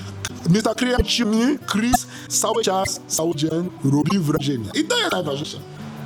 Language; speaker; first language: Polish; non-native, learner; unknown